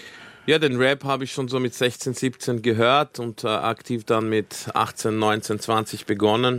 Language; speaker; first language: German; early bilingual, other home language; Croatian